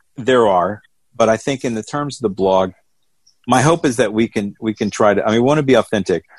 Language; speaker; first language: English; native; English